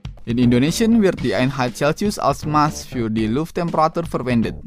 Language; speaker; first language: German; non-native, fluent; Indonesian